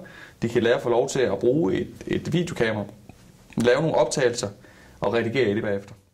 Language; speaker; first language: Danish; native; Danish